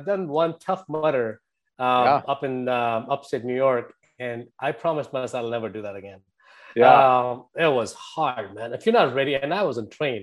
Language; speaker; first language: English; non-native, local second language; Hindi